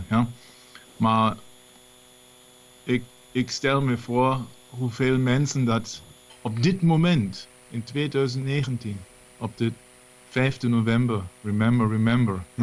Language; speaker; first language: Dutch; non-native, learner; German